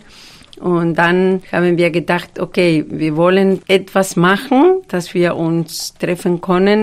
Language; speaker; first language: German; non-native, fluent; Spanish